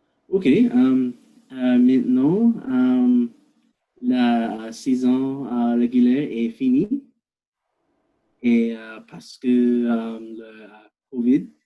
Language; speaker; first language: French; non-native, learner; English